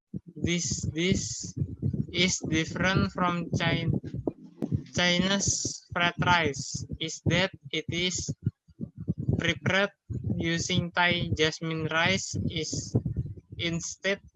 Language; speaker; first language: English; non-native, learner; Indonesian